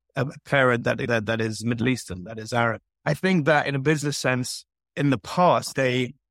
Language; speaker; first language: English; native; English